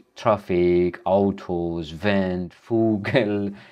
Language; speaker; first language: German; non-native, learner; Persian